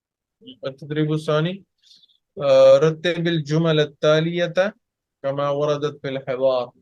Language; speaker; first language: Arabic; non-native, fluent; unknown